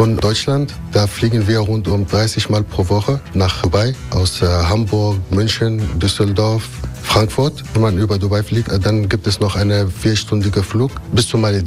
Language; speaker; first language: German; non-native, fluent; Arabic